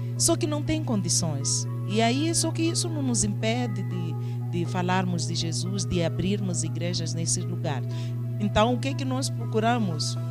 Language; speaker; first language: Portuguese; non-native, local second language; Tsonga